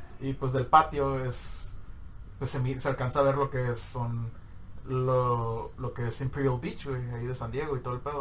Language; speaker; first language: Spanish; native; Spanish